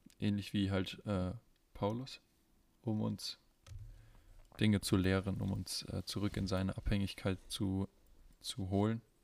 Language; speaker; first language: German; native; German